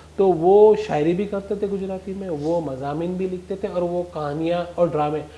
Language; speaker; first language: Urdu; non-native, local second language; Gujarati